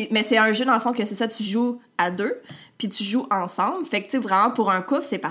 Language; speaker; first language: French; native; French